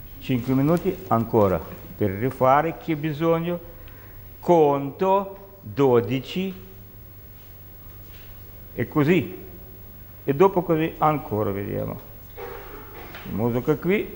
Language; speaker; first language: Italian; non-native, learner; Russian